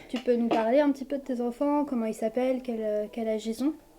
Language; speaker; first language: French; native; French